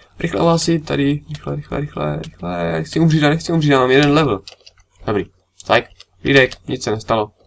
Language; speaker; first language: Czech; native; Czech